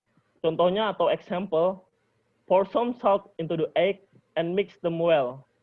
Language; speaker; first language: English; non-native, learner; Indonesian